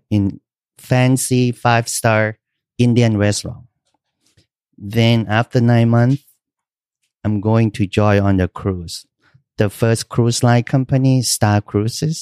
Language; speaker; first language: English; non-native, learner; Thai